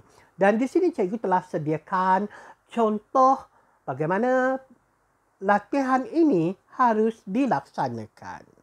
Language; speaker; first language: Malay; native; Malay